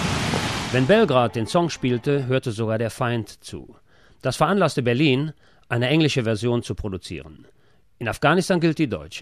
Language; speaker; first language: German; native; German